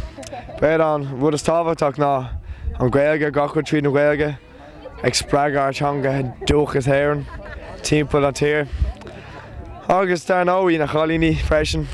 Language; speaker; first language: Irish; non-native, local second language; English